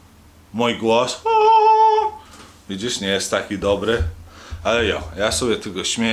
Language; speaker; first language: Polish; early bilingual, heritage; Polish